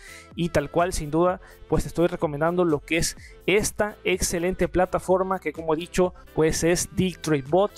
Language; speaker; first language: Spanish; native; Spanish